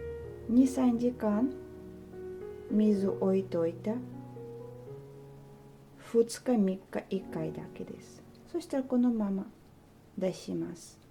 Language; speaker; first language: Japanese; non-native, learner; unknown